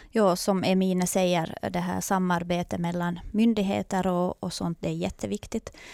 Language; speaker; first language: Swedish; native; Swedish